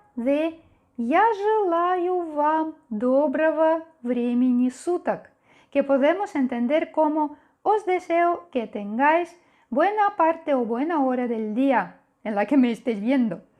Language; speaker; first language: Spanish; non-native, fluent; Russian